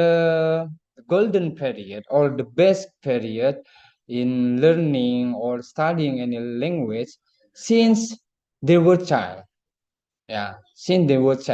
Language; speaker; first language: English; non-native, fluent; Indonesian